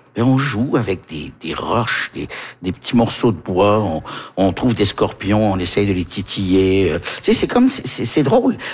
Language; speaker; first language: French; early bilingual, heritage; French